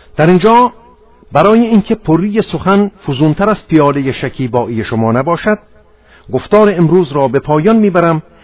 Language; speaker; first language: Persian; non-native, local second language; Armenian